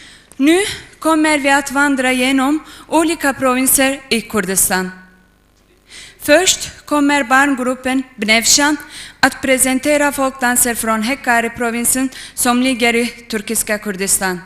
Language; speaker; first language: Swedish; non-native, fluent; Kurdish